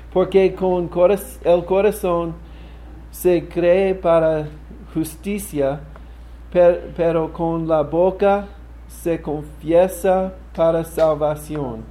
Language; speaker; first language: Spanish; non-native, learner; English